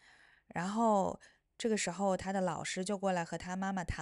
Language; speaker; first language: Chinese; non-native, learner; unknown